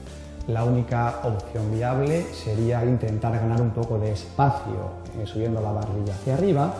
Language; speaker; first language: Spanish; native; Spanish